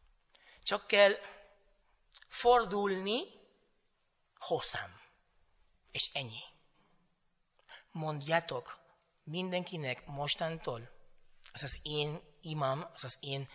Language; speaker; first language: Hungarian; non-native, learner; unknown